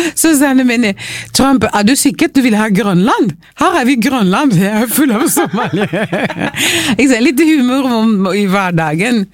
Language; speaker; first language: Norwegian; non-native, fluent; Swahili